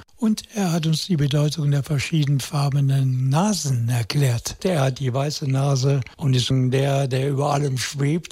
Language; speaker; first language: German; native; German